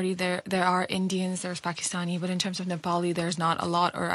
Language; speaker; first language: English; non-native, local second language; Nepali